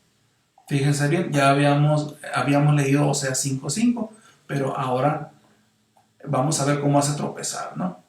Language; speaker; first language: Spanish; native; Spanish